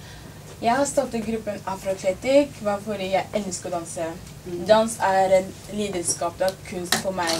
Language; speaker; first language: Norwegian; early bilingual, other home language; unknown